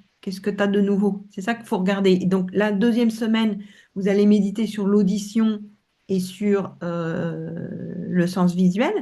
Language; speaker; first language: French; native; French